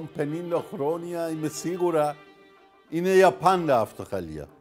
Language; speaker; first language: Greek; non-native, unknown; Persian